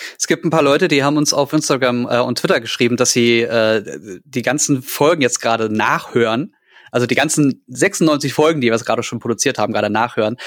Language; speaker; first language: German; native; German